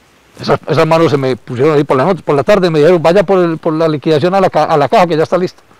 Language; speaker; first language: Spanish; native; Spanish